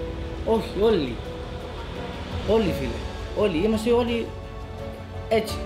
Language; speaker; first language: Greek; non-native, fluent; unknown